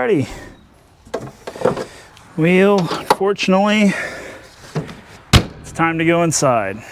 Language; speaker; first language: English; native; English